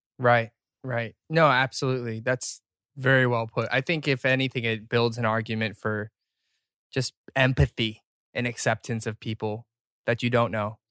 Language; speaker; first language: English; early bilingual, other home language; Korean